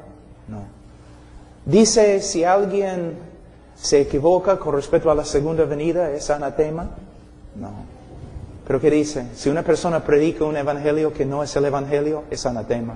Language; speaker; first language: Spanish; non-native, fluent; English